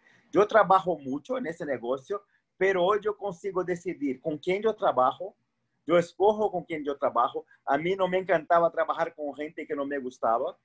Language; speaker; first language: Spanish; non-native, fluent; Portuguese